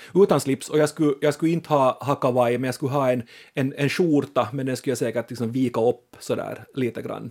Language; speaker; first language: Swedish; native; Swedish